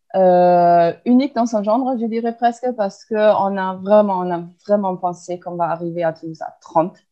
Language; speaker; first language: French; non-native, fluent; German